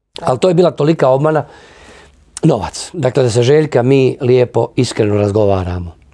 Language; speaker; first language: Croatian; native; Croatian